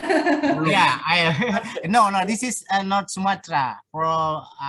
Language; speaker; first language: English; non-native, fluent; Indonesian